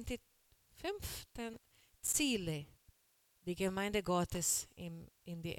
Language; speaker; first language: German; non-native, learner; Portuguese